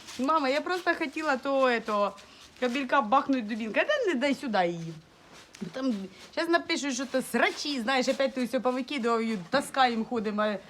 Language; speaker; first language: Ukrainian; non-native, local second language; Russian